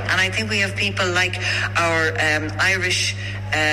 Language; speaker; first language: English; native; English